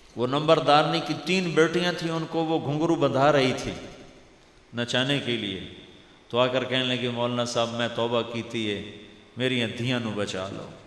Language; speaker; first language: Urdu; non-native, local second language; Punjabi